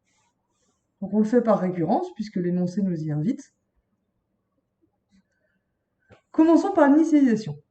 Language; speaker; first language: French; native; French